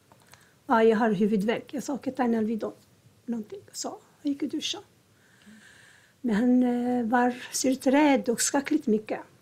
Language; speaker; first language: Swedish; non-native, learner; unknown